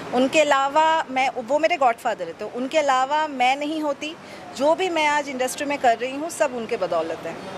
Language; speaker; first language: Hindi; non-native, local second language; Bangla